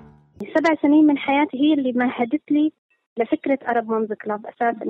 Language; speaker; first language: Arabic; native; Arabic